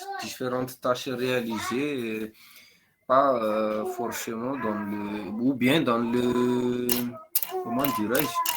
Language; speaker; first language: French; non-native, local second language; Malagasy